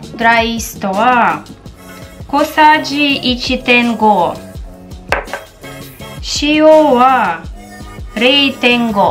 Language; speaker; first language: Japanese; non-native, learner; Russian